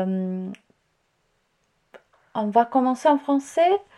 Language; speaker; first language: French; non-native, learner; Italian